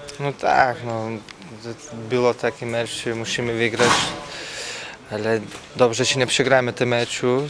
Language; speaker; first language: Polish; non-native, learner; Lithuanian